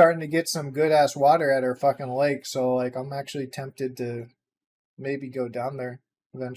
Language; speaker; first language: English; native; English